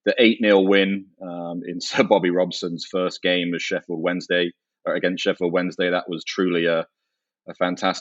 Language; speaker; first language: English; native; English